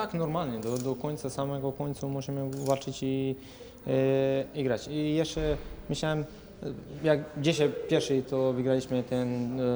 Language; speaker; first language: Polish; non-native, learner; Serbian